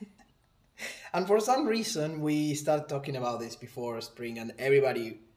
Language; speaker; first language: English; non-native, fluent; Spanish